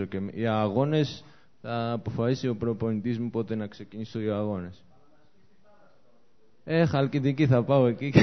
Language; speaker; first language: Greek; non-native, fluent; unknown